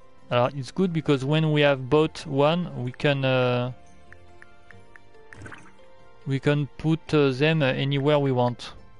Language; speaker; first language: English; non-native, learner; French